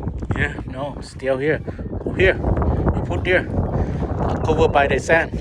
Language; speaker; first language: English; non-native, learner; Lao